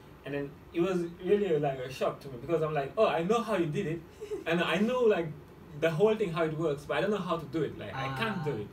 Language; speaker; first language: English; non-native, fluent; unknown